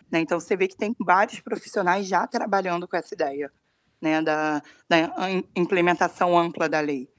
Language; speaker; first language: Portuguese; native; Portuguese